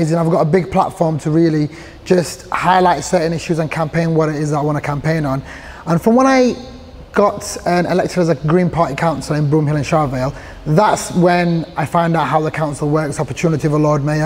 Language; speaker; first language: English; early bilingual, other home language; Somali